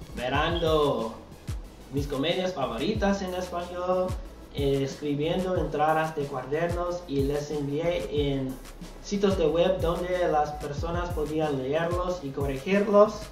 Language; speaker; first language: Spanish; non-native, learner; English